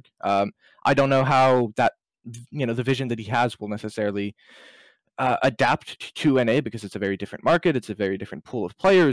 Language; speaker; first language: English; native; English